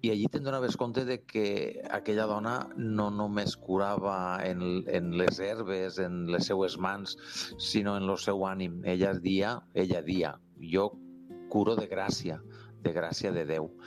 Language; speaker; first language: Catalan; native; Catalan